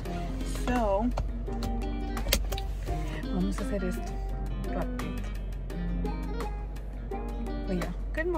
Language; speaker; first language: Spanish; early bilingual, heritage; Spanish